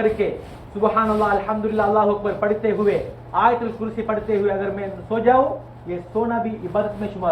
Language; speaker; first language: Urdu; non-native, fluent; Tamil